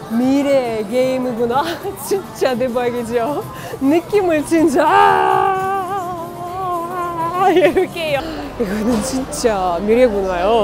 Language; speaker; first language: Korean; non-native, learner; Russian